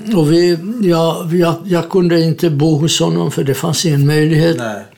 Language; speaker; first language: Swedish; non-native, fluent; Czech